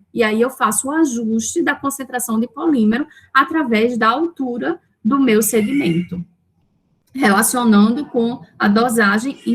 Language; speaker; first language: Portuguese; native; Portuguese